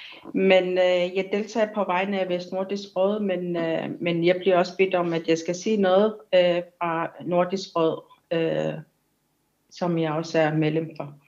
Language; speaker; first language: Danish; non-native, local second language; Kalaallisut